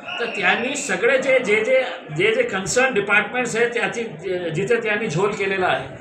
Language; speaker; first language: Marathi; non-native, local second language; Urdu